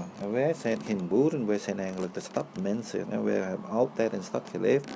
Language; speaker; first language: Dutch; early bilingual, other home language; Vietnamese